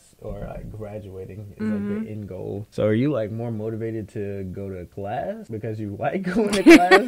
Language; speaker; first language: English; native; English